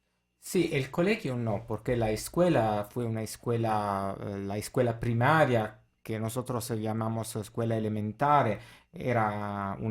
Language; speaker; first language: Spanish; non-native, fluent; Italian